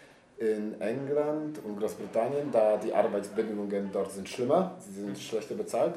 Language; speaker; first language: German; non-native, learner; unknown